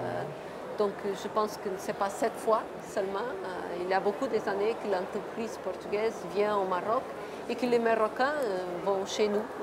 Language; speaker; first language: French; non-native, fluent; Portuguese